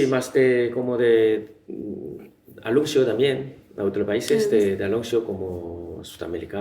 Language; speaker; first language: Spanish; non-native, learner; Chinese